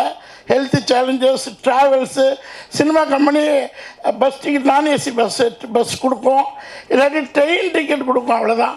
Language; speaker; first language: Tamil; native; Tamil